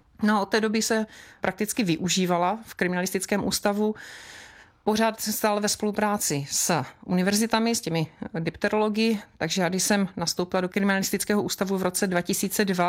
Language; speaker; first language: Czech; native; Czech